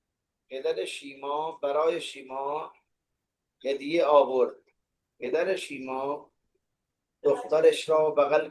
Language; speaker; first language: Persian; non-native, fluent; Urdu